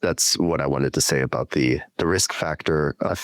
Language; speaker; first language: English; native; English